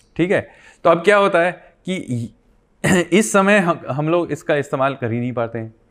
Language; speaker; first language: Hindi; non-native, local second language; Bangla